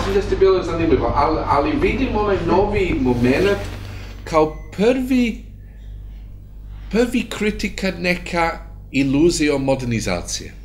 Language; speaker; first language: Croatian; non-native, fluent; English